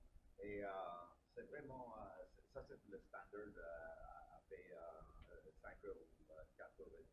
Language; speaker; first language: French; non-native, local second language; English